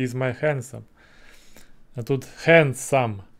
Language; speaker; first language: English; non-native, learner; Russian